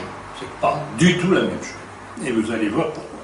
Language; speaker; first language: French; native; French